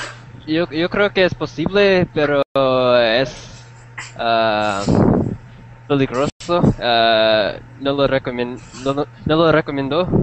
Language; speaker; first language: Spanish; non-native, learner; English